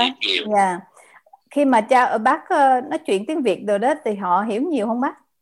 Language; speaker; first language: Vietnamese; native; Vietnamese